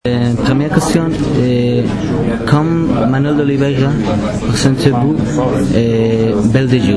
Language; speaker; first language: French; non-native, learner; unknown